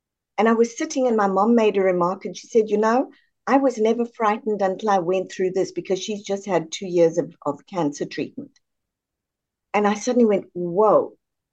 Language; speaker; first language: English; native; English